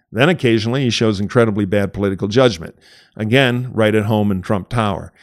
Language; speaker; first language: English; native; English